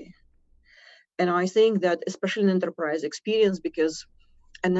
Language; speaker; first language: English; non-native, fluent; Russian